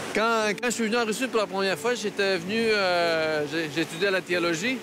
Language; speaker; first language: French; native; French